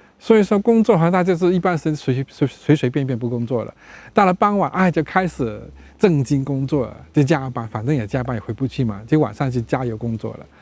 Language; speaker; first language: Chinese; native; Chinese